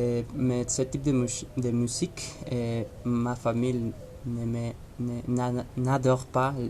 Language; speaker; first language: French; non-native, learner; Spanish